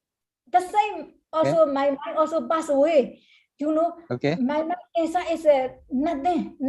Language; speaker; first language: English; non-native, learner; Burmese